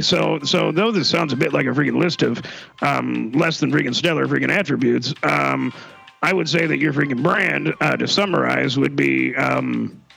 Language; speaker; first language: English; native; English